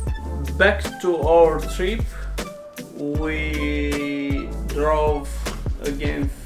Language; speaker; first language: English; non-native, learner; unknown